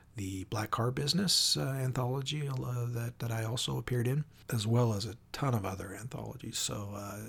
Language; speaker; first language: English; native; English